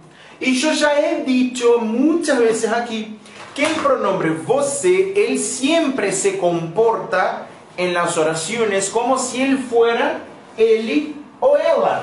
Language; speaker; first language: Spanish; non-native, fluent; Portuguese